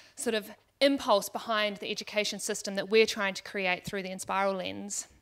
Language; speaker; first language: English; native; English